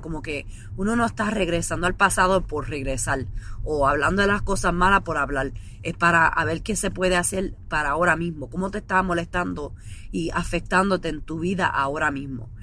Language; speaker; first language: Spanish; early bilingual, heritage; Spanish